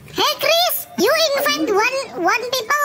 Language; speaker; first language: English; non-native, learner; Indonesian